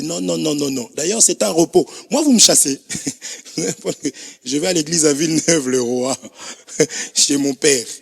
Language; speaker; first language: French; non-native, local second language; Lingala